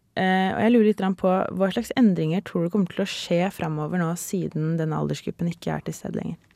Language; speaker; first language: Norwegian; native; Norwegian